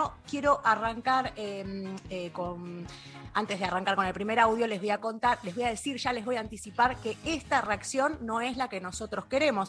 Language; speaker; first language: Spanish; native; Spanish